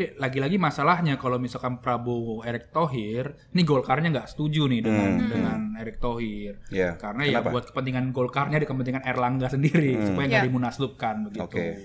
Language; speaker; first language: Indonesian; native; Indonesian